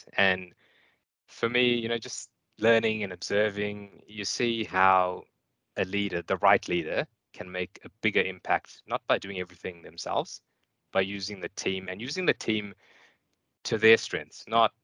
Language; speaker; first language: English; native; English